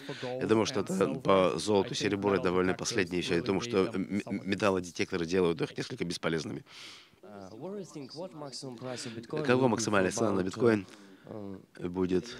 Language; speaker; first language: Russian; native; Russian